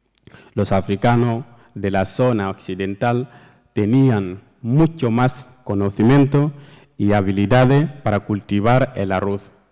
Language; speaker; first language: Spanish; non-native, learner; Fula